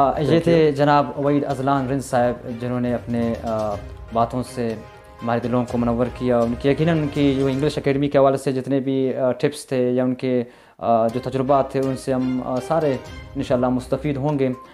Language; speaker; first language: Urdu; non-native, local second language; Baluchi